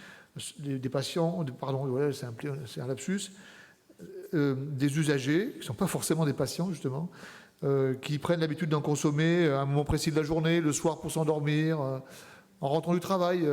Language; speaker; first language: French; native; French